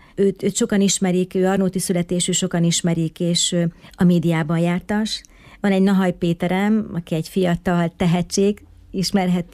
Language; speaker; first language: Hungarian; native; Hungarian